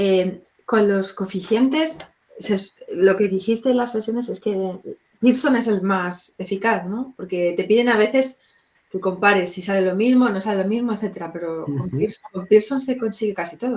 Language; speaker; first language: Spanish; native; Spanish